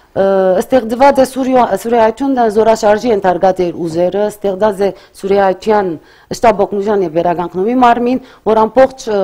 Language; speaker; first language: Armenian; early bilingual, heritage; Armenian